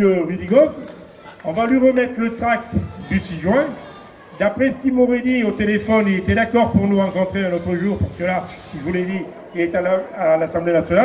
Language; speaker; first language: French; native; French